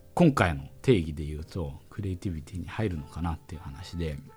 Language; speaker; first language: Japanese; non-native, fluent; German